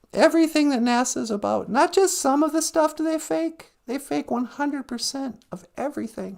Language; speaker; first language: English; native; English